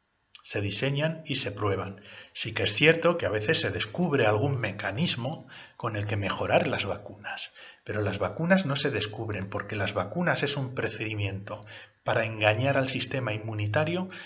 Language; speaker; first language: Spanish; native; Spanish